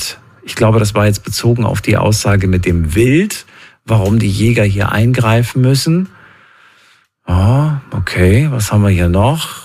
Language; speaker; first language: German; native; German